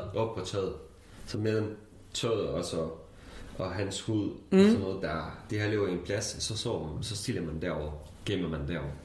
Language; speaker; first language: Danish; non-native, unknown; Kurdish